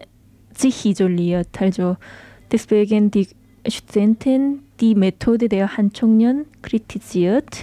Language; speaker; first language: German; non-native, learner; Korean